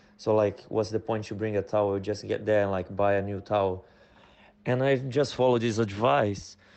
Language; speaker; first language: English; non-native, fluent; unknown